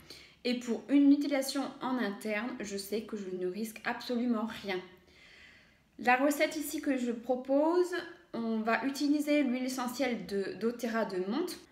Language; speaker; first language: French; native; French